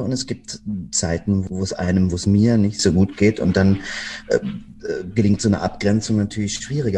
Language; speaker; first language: German; native; German